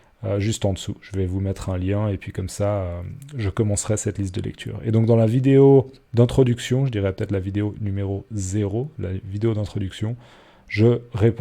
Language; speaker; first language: French; native; French